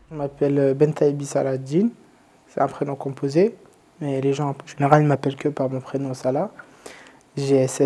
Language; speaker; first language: French; native; French